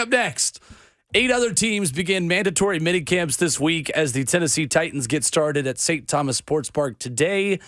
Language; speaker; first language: English; native; English